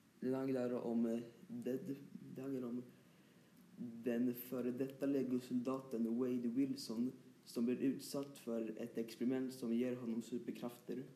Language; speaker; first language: Swedish; native; Swedish